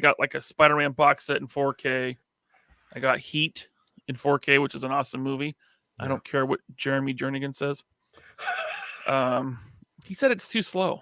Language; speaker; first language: English; native; English